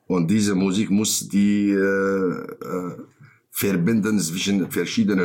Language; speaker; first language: German; non-native, learner; Kurdish